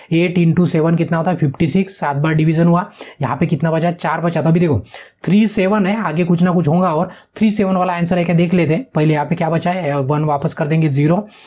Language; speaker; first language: Hindi; non-native, local second language; Marathi